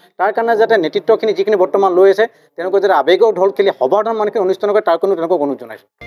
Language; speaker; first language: Assamese; native; Assamese